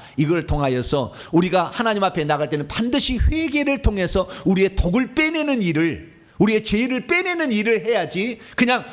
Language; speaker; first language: Korean; native; Korean